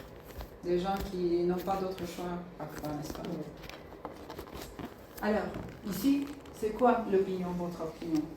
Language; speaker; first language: French; non-native, fluent; Bulgarian